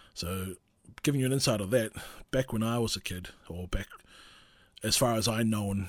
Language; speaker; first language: English; non-native, local second language; Māori